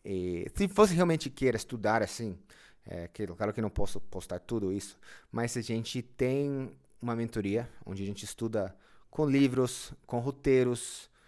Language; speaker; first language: Portuguese; non-native, fluent; English